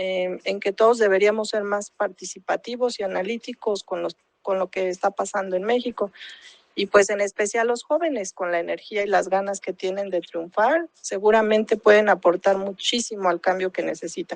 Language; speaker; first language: Spanish; native; Spanish